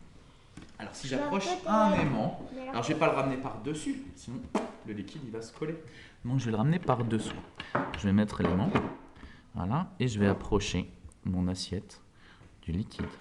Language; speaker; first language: French; native; French